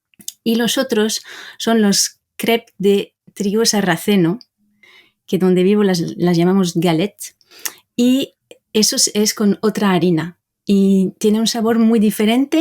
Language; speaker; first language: Spanish; non-native, fluent; French